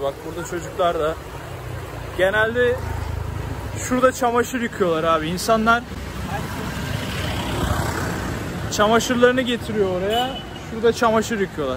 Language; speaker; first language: Turkish; native; Turkish